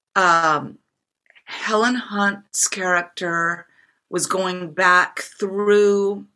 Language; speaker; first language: English; non-native, fluent; Japanese